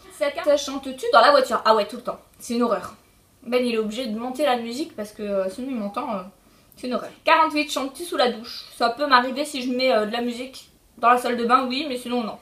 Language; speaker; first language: French; early bilingual, other home language; Polish